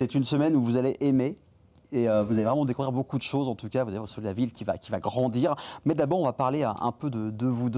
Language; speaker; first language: French; native; French